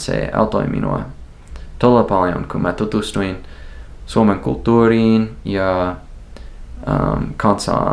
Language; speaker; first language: Finnish; non-native, learner; English